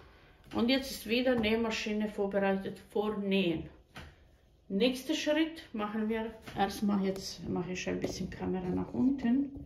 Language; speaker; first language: German; non-native, fluent; Bosnian